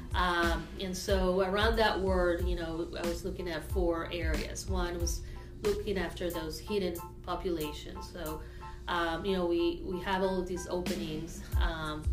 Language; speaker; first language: English; non-native, fluent; Spanish